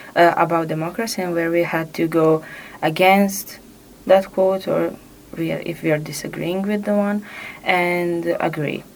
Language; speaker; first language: English; non-native, fluent; Serbian